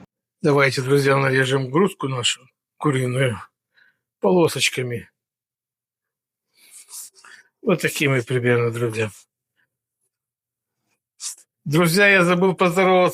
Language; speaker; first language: Russian; native; Russian